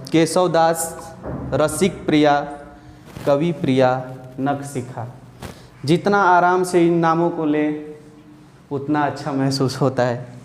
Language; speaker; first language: Hindi; native; Hindi